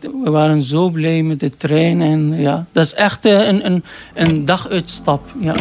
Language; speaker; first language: Dutch; non-native, learner; Arabic